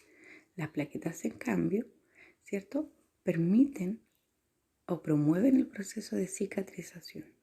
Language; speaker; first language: Spanish; native; Spanish